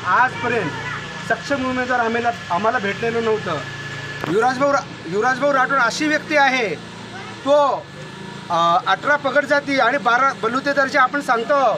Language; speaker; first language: Marathi; non-native, local second language; Lambadi